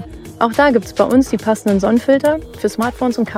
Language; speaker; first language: German; native; German